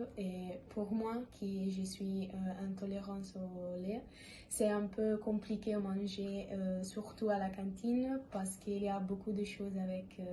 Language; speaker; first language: French; non-native, learner; Italian